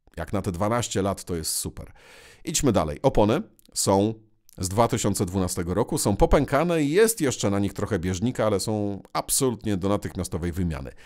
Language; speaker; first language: Polish; native; Polish